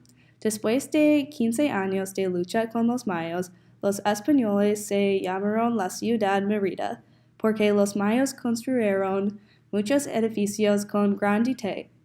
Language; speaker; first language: Spanish; non-native, learner; English